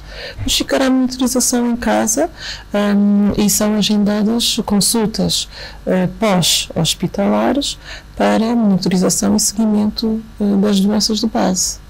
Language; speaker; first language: Portuguese; native; Portuguese